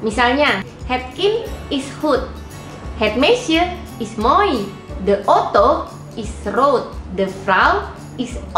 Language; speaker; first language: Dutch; non-native, learner; Indonesian